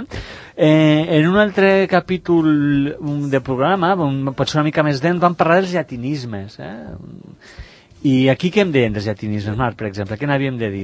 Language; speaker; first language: Catalan; native; Catalan